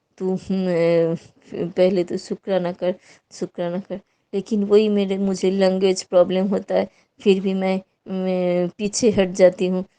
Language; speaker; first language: Hindi; non-native, local second language; Bangla